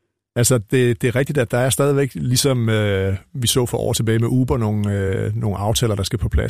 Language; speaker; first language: Danish; native; Danish